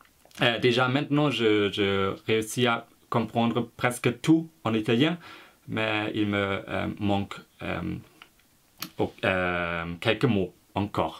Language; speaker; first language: French; non-native, fluent; German